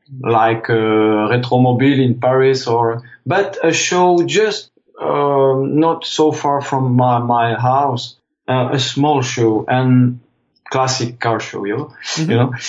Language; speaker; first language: English; non-native, fluent; French